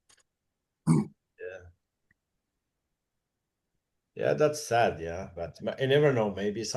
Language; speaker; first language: English; non-native, fluent; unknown